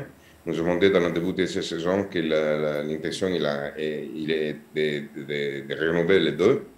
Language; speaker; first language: French; non-native, learner; Italian